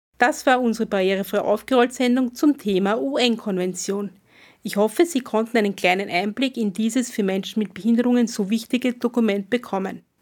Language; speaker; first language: German; native; German